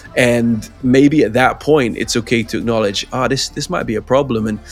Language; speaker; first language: English; native; English